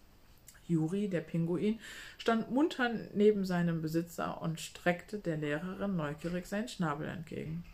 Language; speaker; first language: German; native; German